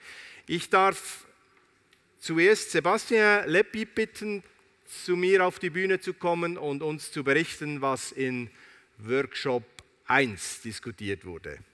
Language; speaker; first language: German; native; German